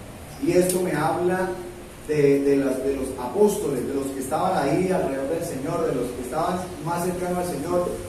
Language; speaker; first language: Spanish; native; Spanish